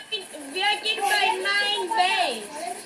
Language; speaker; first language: German; non-native, learner; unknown